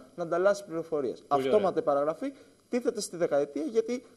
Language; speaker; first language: Greek; native; Greek